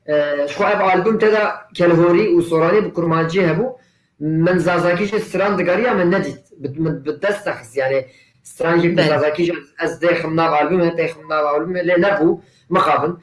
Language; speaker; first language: Kurdish; non-native, local second language; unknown